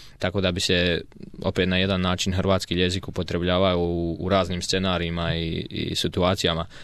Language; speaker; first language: Croatian; native; Croatian